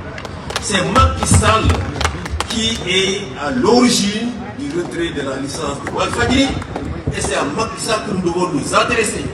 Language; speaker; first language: French; non-native, local second language; Wolof